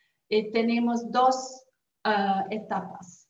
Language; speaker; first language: Spanish; non-native, fluent; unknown